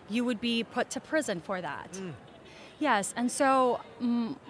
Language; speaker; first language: English; early bilingual, other home language; Russian